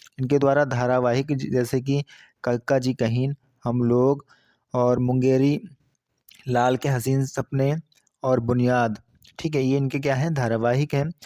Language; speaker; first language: Hindi; native; Hindi